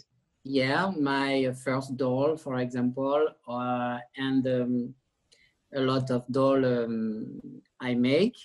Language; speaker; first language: English; non-native, learner; French